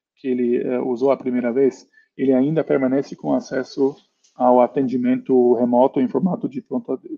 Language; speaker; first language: Portuguese; non-native, fluent; German